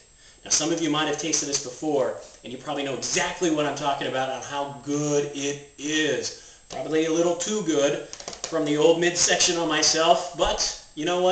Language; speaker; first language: English; native; English